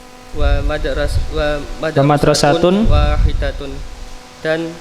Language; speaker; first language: Arabic; non-native, learner; Indonesian